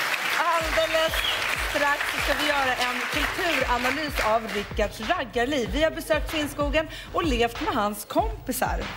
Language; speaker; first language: Swedish; native; Swedish